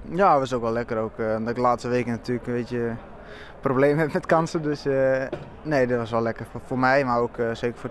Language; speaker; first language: Dutch; native; Dutch